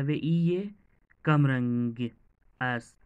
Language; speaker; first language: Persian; non-native, fluent; Urdu